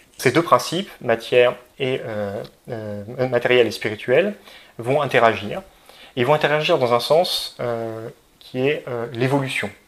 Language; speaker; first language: French; native; French